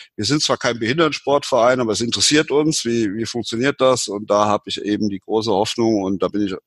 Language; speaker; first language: German; native; German